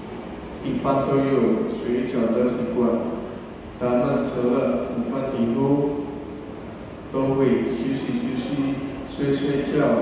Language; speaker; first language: Chinese; non-native, learner; Indonesian